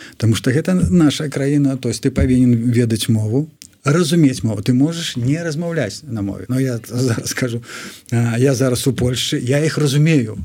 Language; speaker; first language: Belarusian; non-native, local second language; Russian